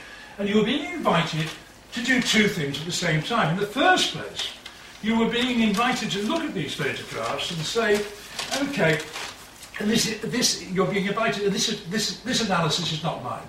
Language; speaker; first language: English; native; English